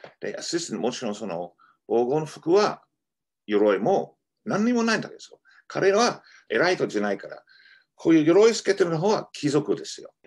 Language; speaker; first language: Japanese; non-native, fluent; English